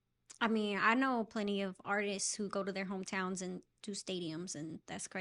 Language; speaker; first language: English; native; English